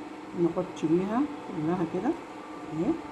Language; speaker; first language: Arabic; native; Arabic